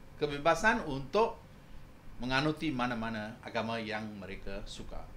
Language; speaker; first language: Malay; non-native, local second language; Tamil